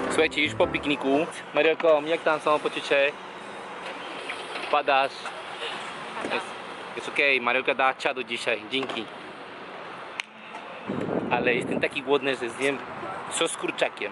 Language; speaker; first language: Polish; non-native, learner; Spanish